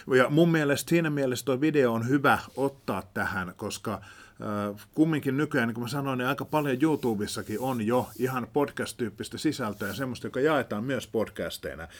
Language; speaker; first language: Finnish; native; Finnish